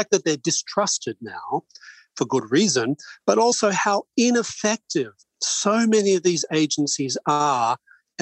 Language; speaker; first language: English; native; English